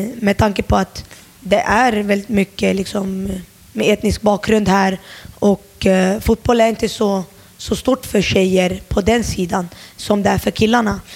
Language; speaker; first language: Swedish; early bilingual, other home language; Turoyo